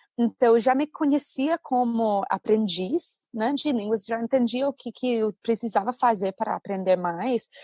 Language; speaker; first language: Portuguese; non-native, fluent; English